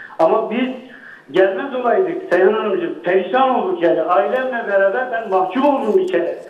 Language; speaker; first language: Turkish; early bilingual, heritage; Turkish